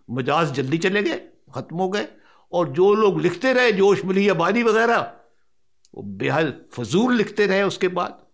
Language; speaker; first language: Urdu; non-native, local second language; Punjabi